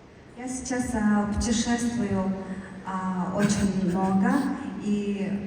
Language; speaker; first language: Russian; non-native, learner; Mongolian